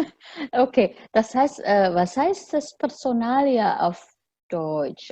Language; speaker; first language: German; non-native, fluent; Indonesian